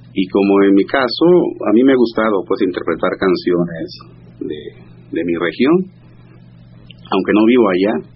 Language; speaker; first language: Spanish; non-native, local second language; Zapotec